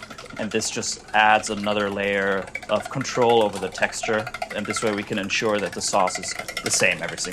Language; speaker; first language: English; native; English